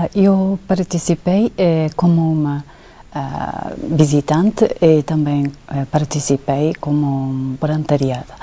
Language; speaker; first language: Portuguese; non-native, fluent; Japanese